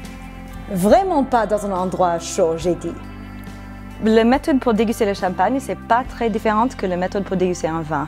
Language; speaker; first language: French; non-native, fluent; English